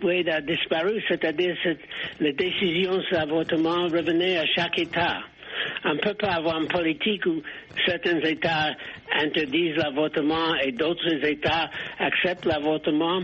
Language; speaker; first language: French; non-native, fluent; English